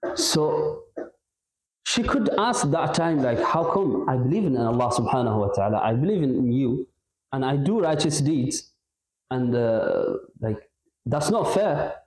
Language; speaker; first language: English; non-native, local second language; Bangla